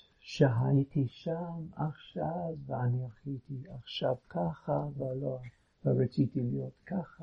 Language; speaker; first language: Hebrew; non-native, fluent; English